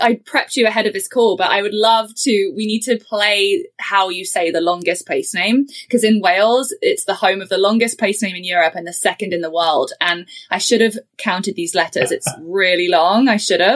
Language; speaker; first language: English; native; English